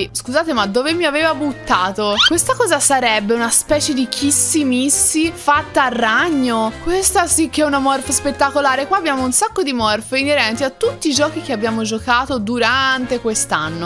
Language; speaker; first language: Italian; native; Italian